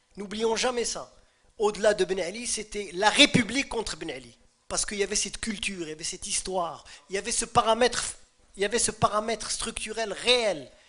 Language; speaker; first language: French; non-native, local second language; Arabic